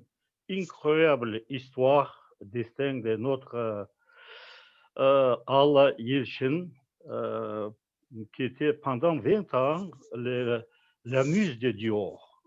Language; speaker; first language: French; non-native, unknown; Kazakh